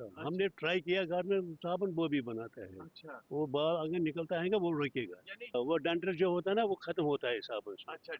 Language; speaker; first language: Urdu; non-native, local second language; Kashmiri